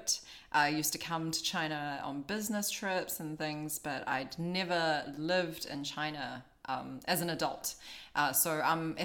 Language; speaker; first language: English; native; English